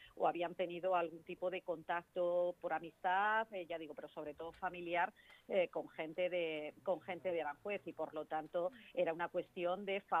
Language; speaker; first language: Spanish; native; Spanish